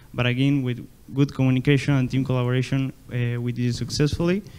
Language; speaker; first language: English; non-native, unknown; Spanish